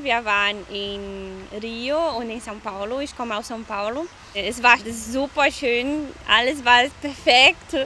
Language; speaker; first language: German; non-native, fluent; Portuguese